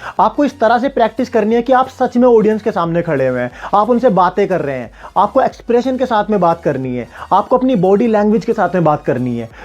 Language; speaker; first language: Hindi; native; Hindi